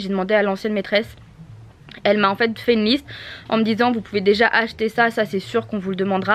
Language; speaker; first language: French; native; French